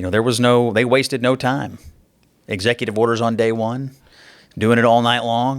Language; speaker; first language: English; native; English